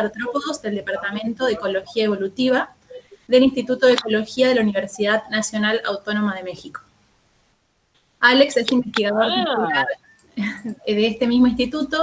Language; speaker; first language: Spanish; native; Spanish